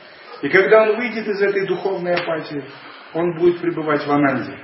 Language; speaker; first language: Russian; native; Russian